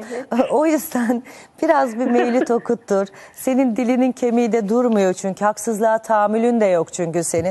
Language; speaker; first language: Turkish; native; Turkish